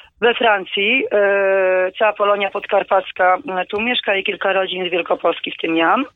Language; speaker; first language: Polish; native; Polish